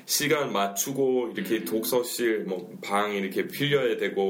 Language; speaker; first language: Korean; non-native, fluent; English